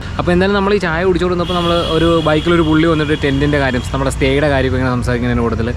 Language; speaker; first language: Malayalam; native; Malayalam